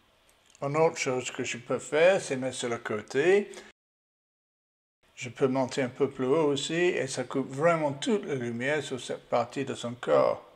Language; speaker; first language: French; non-native, learner; English